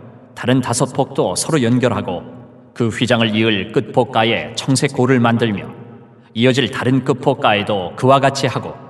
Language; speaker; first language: Korean; native; Korean